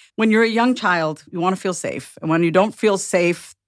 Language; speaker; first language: English; native; English